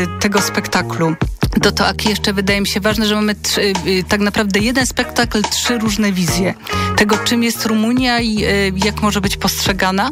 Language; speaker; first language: Polish; native; Polish